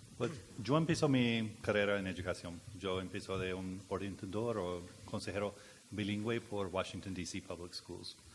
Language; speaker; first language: Spanish; non-native, learner; English